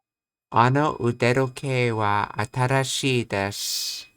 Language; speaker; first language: Japanese; non-native, learner; English